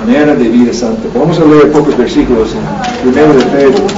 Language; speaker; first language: Spanish; non-native, learner; English